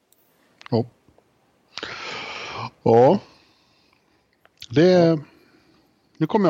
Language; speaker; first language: Swedish; native; Swedish